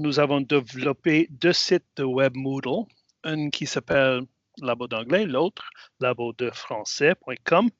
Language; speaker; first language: French; non-native, fluent; English